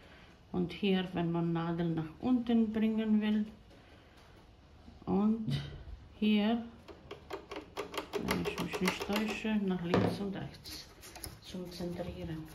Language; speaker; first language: German; non-native, fluent; Croatian